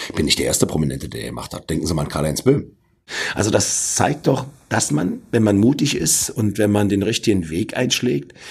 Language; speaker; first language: German; native; German